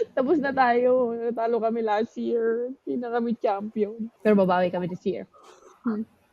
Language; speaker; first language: Filipino; native; Filipino